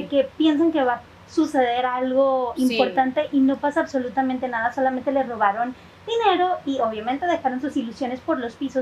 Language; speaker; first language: Spanish; native; Spanish